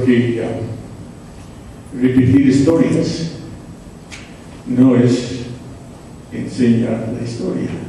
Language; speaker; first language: Spanish; non-native, fluent; English